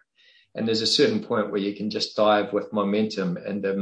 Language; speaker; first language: English; native; English